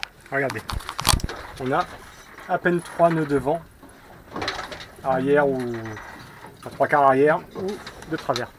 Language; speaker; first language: French; native; French